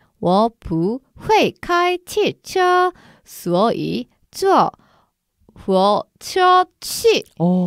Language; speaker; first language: Chinese; non-native, learner; Korean